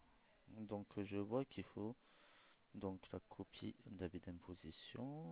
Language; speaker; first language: French; native; French